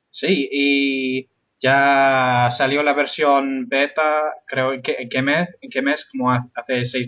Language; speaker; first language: Spanish; non-native, fluent; English